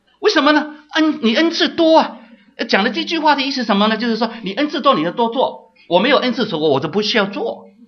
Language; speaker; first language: Chinese; non-native, local second language; Cantonese